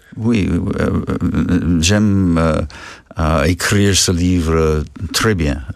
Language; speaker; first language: French; non-native, learner; English